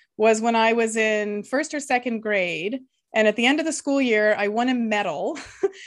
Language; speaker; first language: English; non-native, fluent; Lithuanian